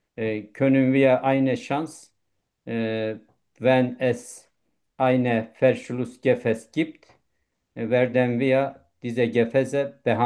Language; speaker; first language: German; non-native, learner; Turkish